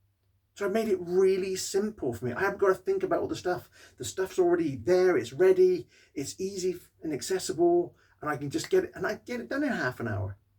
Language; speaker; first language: English; native; English